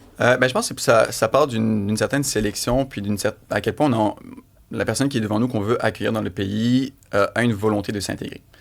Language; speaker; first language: French; native; French